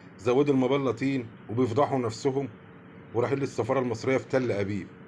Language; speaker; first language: Arabic; native; Arabic